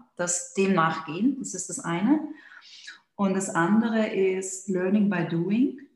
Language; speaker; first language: German; native; German